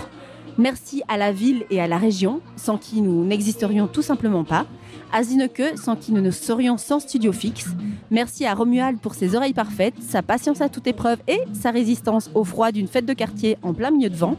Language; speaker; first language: French; native; French